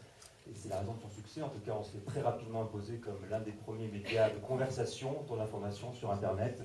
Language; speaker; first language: French; native; French